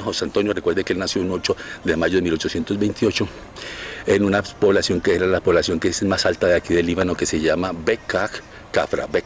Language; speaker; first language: Spanish; native; Spanish